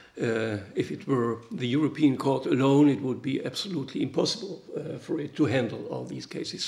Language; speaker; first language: English; non-native, fluent; German